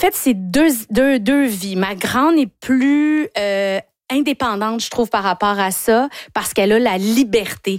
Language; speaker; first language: French; native; French